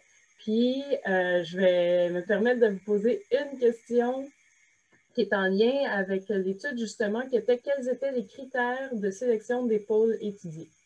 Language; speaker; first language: French; native; French